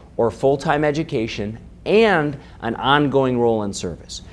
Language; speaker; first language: English; native; English